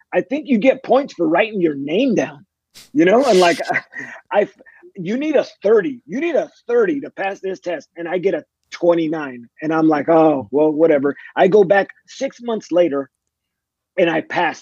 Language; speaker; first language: English; native; English